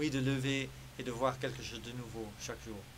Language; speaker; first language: French; early bilingual, heritage; French